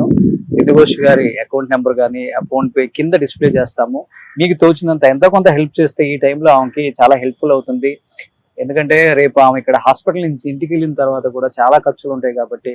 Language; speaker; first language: Telugu; native; Telugu